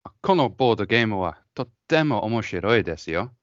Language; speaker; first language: Japanese; non-native, learner; English